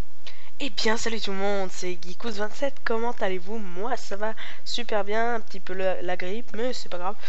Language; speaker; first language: French; native; French